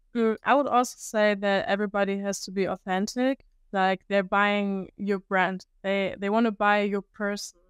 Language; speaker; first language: English; non-native, fluent; German